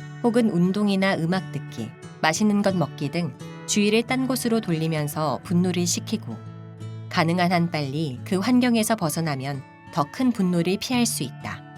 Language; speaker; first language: Korean; native; Korean